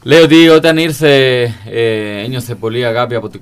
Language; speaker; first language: Greek; non-native, learner; Spanish